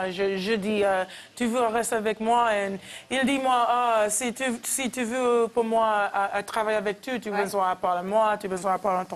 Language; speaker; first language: French; non-native, learner; English